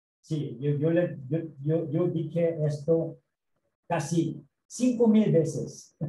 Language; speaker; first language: Spanish; non-native, learner; Korean